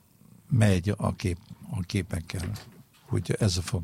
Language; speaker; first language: Hungarian; non-native, fluent; French